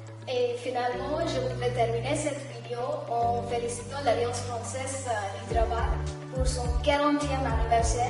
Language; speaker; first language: French; non-native, fluent; Telugu